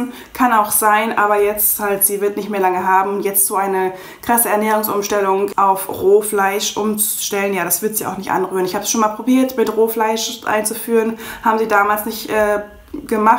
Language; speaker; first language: German; native; German